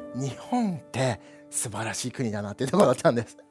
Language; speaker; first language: Japanese; early bilingual, other home language; English